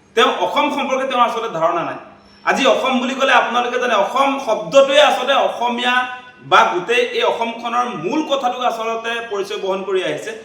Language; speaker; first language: Assamese; non-native, local second language; Mising